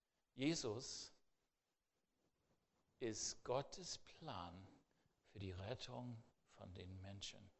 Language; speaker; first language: German; non-native, fluent; English